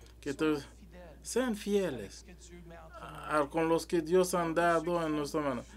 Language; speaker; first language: Spanish; non-native, learner; French